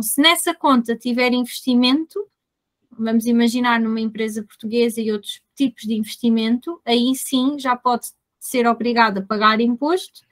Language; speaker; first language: Portuguese; native; Portuguese